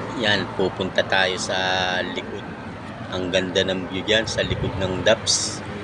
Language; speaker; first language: Filipino; native; Filipino